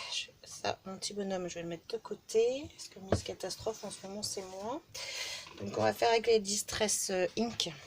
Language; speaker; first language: French; native; French